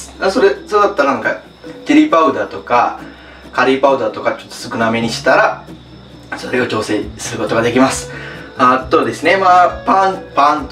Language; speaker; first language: Japanese; non-native, fluent; Sinhala